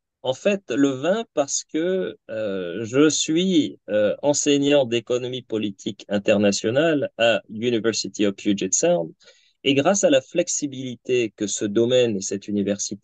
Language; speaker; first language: French; native; French